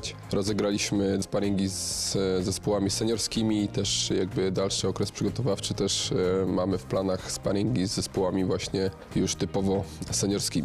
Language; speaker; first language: Polish; native; Polish